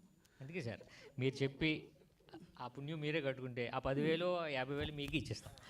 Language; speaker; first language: Telugu; native; Telugu